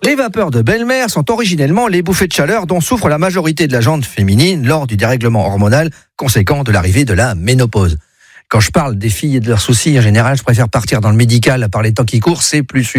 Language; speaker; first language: French; native; French